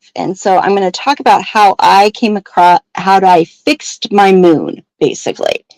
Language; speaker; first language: English; native; English